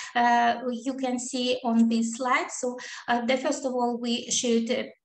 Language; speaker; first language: English; non-native, learner; Kazakh